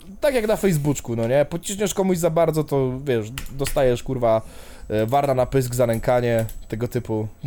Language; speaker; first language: Polish; native; Polish